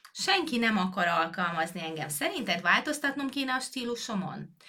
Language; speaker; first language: Hungarian; native; Hungarian